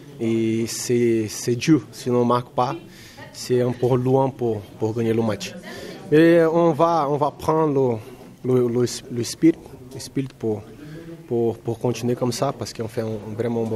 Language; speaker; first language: French; non-native, fluent; Czech